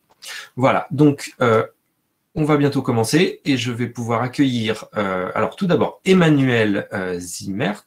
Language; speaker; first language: French; native; French